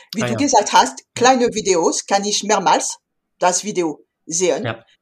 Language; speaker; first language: German; non-native, fluent; French